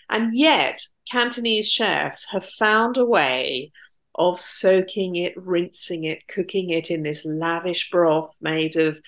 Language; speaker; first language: English; native; English